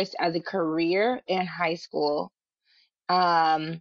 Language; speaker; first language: English; native; English